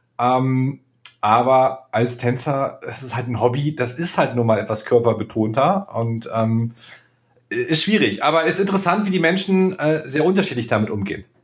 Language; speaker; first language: German; native; German